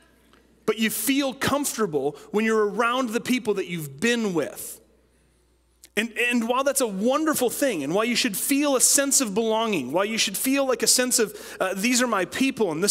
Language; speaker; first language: English; native; English